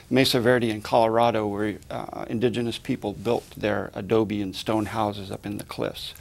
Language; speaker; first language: English; native; English